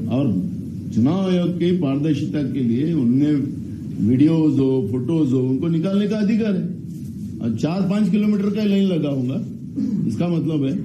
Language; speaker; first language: Hindi; non-native, local second language; Marathi